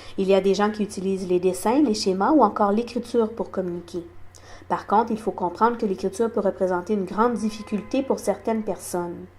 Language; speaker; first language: French; non-native, local second language; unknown